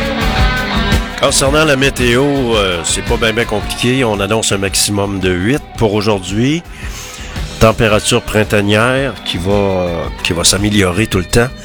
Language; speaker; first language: French; native; French